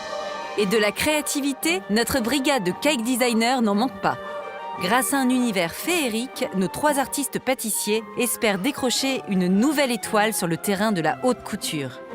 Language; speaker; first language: French; native; French